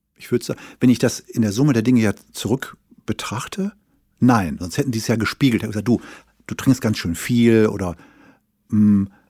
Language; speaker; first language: German; native; German